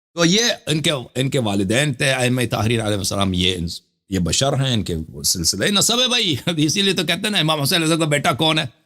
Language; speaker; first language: Urdu; native; Urdu